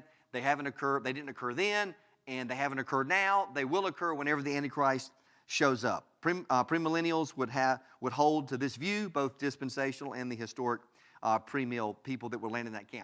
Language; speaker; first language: English; native; English